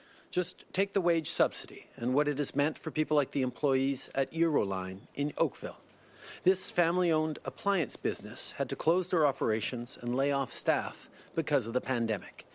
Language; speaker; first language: English; early bilingual, other home language; French